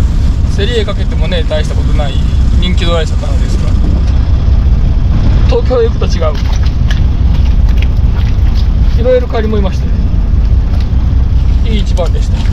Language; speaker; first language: Japanese; native; Japanese